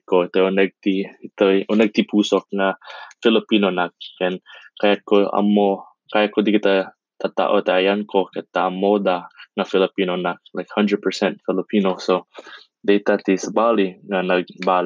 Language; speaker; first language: English; non-native, local second language; Iloko